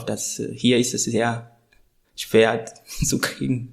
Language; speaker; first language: German; non-native, fluent; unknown